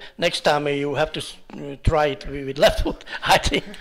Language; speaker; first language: English; non-native, learner; Hungarian